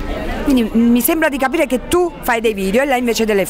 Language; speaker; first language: Italian; native; Italian